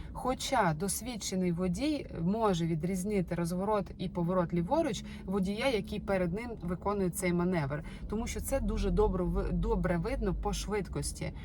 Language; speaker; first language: Ukrainian; non-native, local second language; Russian